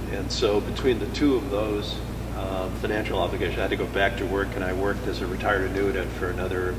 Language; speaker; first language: English; native; English